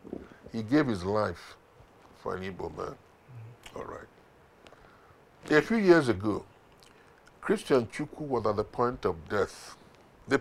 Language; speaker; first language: English; non-native, local second language; Igbo